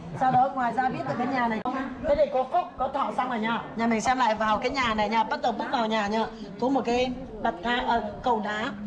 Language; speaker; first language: Vietnamese; non-native, fluent; Chinese